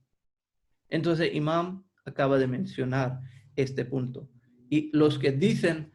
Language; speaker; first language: Spanish; non-native, fluent; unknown